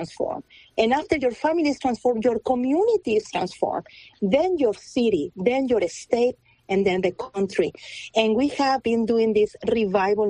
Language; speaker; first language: English; non-native, fluent; Spanish